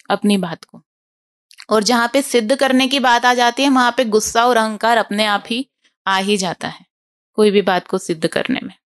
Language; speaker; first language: Hindi; native; Hindi